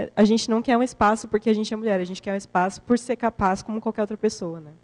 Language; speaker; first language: Portuguese; native; Portuguese